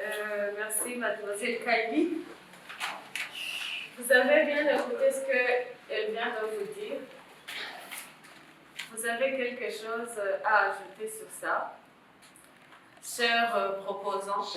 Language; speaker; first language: French; non-native, local second language; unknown